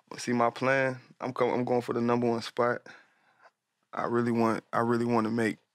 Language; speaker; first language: English; native; English